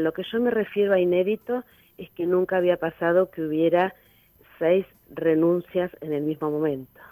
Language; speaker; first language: Spanish; native; Spanish